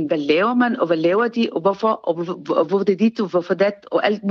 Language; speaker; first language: Danish; non-native, fluent; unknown